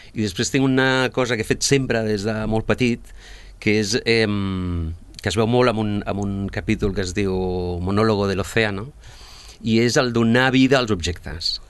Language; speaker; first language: Catalan; early bilingual, other home language; Spanish